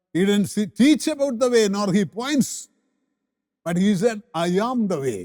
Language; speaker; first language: English; non-native, local second language; Malayalam